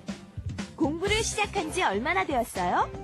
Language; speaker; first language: Korean; non-native, learner; English